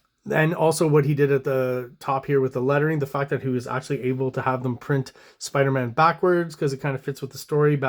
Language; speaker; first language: English; native; English